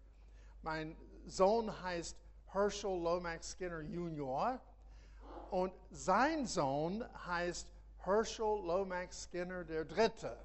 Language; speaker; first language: German; non-native, fluent; English